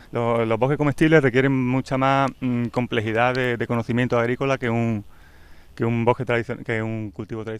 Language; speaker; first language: Spanish; native; Spanish